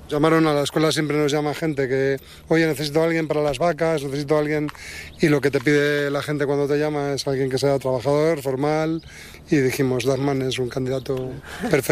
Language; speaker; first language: Spanish; native; Spanish